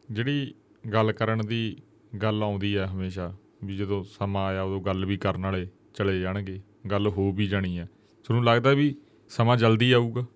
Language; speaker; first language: Punjabi; native; Punjabi